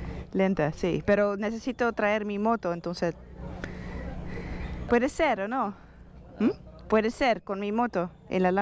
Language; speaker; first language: Spanish; non-native, learner; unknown